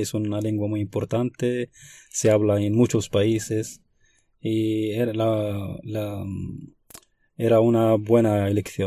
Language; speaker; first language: Spanish; non-native, fluent; Arabic